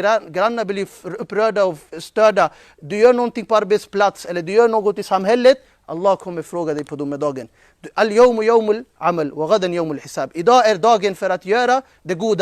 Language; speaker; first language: Swedish; non-native, fluent; Urdu